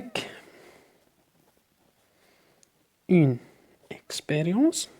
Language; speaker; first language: French; non-native, local second language; Arabic